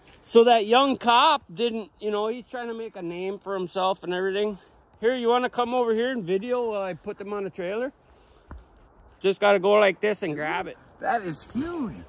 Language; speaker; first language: English; native; English